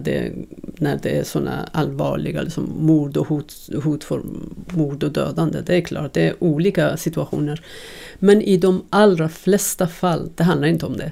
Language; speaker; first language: Swedish; non-native, fluent; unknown